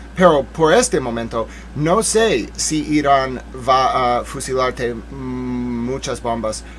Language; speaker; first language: Spanish; non-native, learner; English